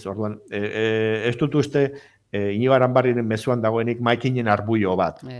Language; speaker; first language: Basque; native; Basque